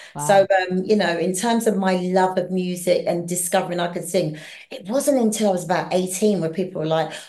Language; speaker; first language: English; native; English